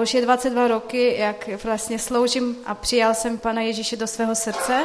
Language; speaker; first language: Czech; non-native, fluent; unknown